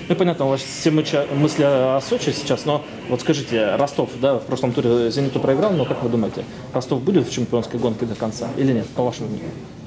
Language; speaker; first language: Russian; native; Russian